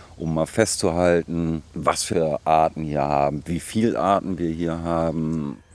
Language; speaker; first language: German; native; German